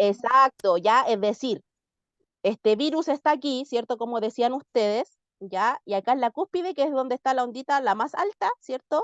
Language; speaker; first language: Spanish; native; Spanish